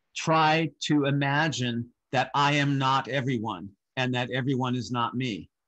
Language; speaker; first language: English; native; English